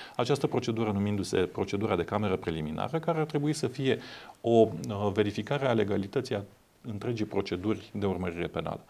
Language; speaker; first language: Romanian; native; Romanian